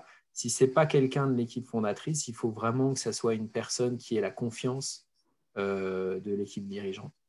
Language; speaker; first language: French; native; French